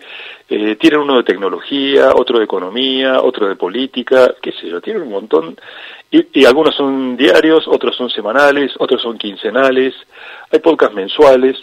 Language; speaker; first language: Spanish; native; Spanish